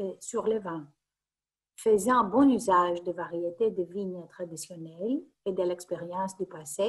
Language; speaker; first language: French; non-native, fluent; Greek